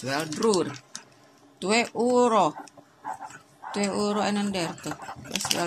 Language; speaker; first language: Dutch; non-native, local second language; Indonesian